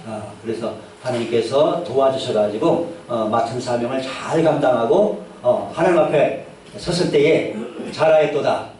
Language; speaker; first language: Korean; native; Korean